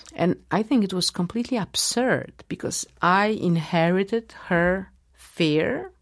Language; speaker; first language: English; non-native, fluent; Polish